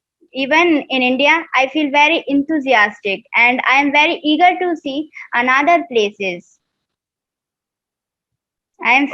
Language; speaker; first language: English; non-native, learner; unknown